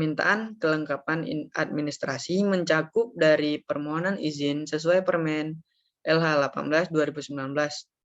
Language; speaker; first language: Indonesian; native; Indonesian